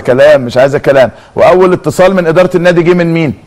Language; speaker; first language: Arabic; native; Arabic